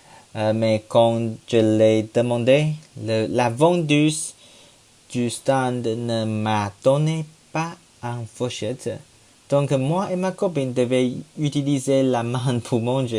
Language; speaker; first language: French; non-native, learner; Chinese